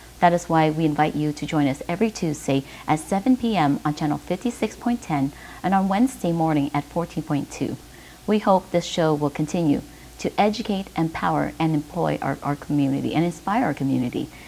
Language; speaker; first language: English; early bilingual, other home language; Vietnamese